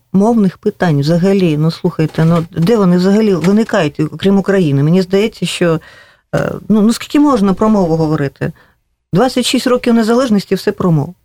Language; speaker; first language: Ukrainian; native; Ukrainian